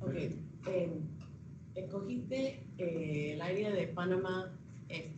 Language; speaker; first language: Spanish; non-native, fluent; English